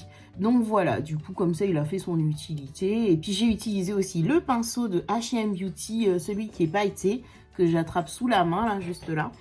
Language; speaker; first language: French; native; French